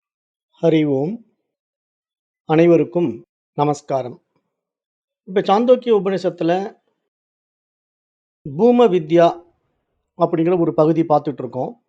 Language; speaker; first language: Tamil; native; Tamil